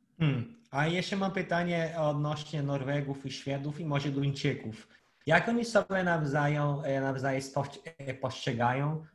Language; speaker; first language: Polish; non-native, fluent; Portuguese